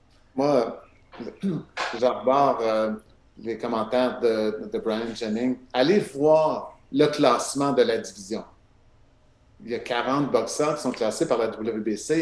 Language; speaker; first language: French; native; French